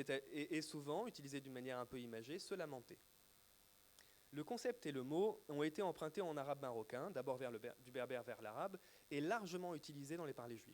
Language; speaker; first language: French; native; French